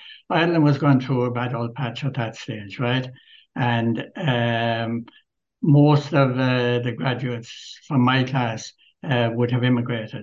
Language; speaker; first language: English; native; English